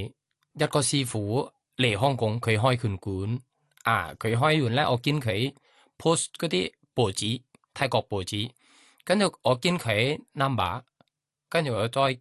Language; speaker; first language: Cantonese; non-native, fluent; Thai